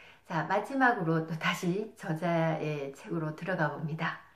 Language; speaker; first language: Korean; native; Korean